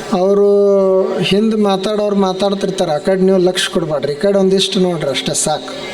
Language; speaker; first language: Kannada; native; Kannada